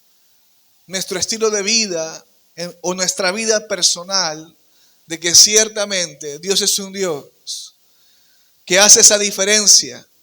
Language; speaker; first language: Spanish; native; Spanish